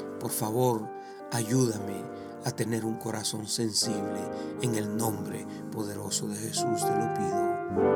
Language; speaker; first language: Spanish; native; Spanish